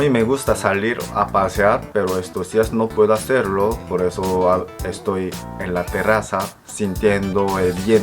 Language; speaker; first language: Spanish; non-native, fluent; Korean